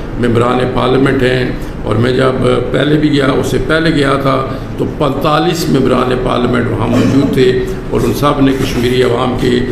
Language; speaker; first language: Urdu; non-native, local second language; Pahari-Potwari